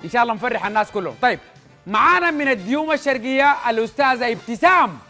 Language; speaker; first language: Arabic; native; Arabic